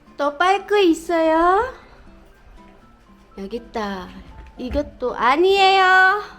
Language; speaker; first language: Korean; non-native, fluent; Filipino